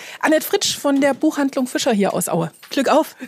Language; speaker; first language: German; native; German